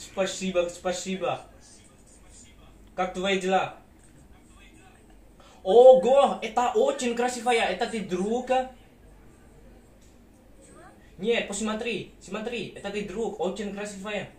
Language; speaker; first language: Russian; non-native, learner; Indonesian